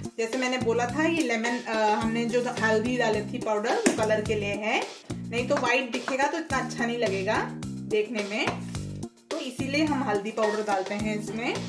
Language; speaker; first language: Hindi; non-native, local second language; Tamil